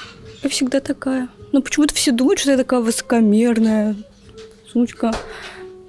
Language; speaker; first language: Russian; non-native, local second language; Turkmen